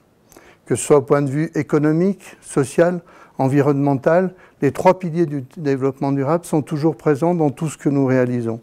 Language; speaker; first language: French; native; French